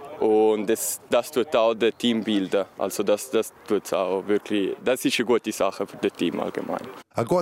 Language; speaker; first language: German; non-native, learner; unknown